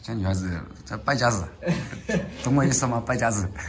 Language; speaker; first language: Chinese; native; Chinese